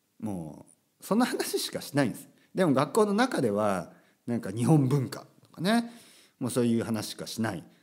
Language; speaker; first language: Japanese; native; Japanese